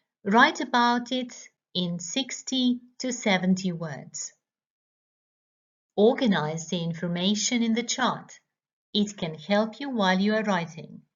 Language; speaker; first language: English; non-native, fluent; Croatian